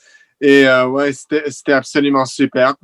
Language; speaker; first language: French; non-native, fluent; English